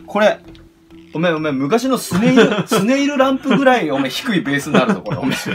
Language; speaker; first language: Japanese; native; Japanese